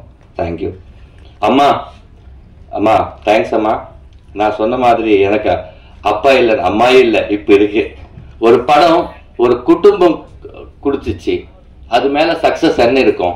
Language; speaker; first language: Tamil; non-native, learner; Telugu